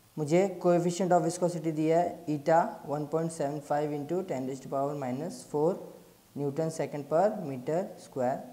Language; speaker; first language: Hindi; native; Hindi